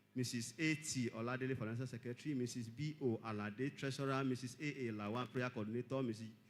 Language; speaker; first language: English; non-native, local second language; Yoruba